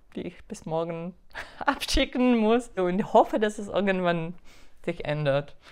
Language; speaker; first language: German; non-native, fluent; Czech